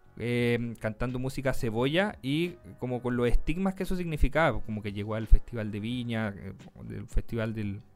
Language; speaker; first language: Spanish; native; Spanish